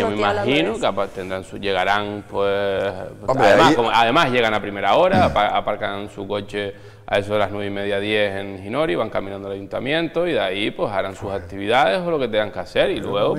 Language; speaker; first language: Spanish; native; Spanish